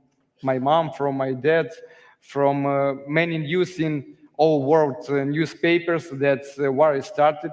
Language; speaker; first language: English; non-native, learner; Ukrainian